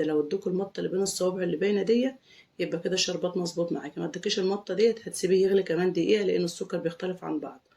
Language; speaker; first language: Arabic; native; Arabic